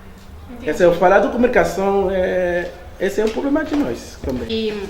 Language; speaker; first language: Portuguese; non-native, learner; Haitian Creole